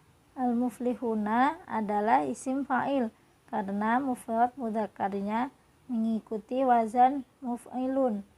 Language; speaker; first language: Indonesian; native; Indonesian